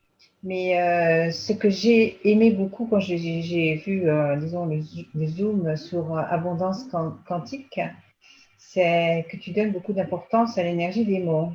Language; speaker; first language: French; native; French